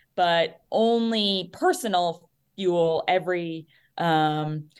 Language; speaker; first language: English; native; English